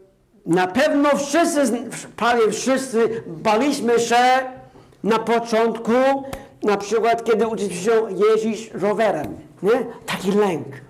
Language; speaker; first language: Polish; non-native, fluent; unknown